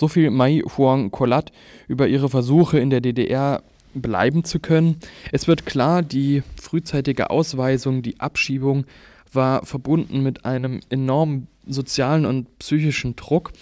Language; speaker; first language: German; native; German